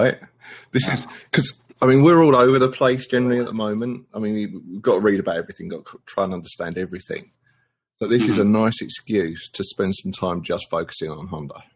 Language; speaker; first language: English; native; English